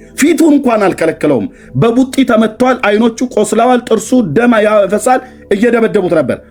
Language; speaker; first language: Amharic; native; Amharic